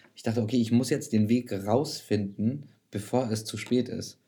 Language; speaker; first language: German; native; German